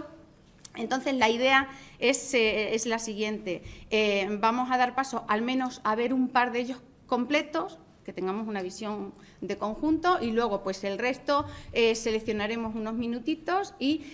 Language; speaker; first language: Spanish; native; Spanish